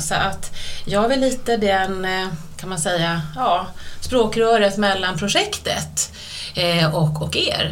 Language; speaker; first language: Swedish; native; Swedish